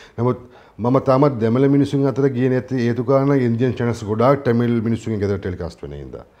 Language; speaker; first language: Sinhala; non-native, local second language; Tamil